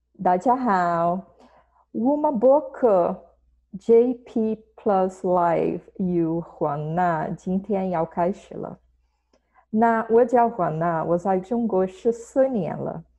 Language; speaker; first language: Chinese; non-native, fluent; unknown